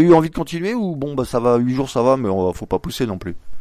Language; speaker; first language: French; native; French